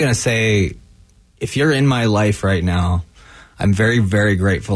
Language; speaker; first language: English; native; English